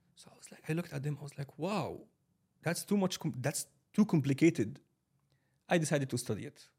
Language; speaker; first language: English; non-native, fluent; Arabic